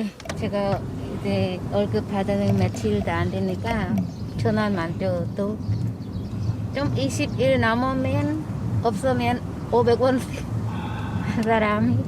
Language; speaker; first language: Korean; non-native, learner; Khmer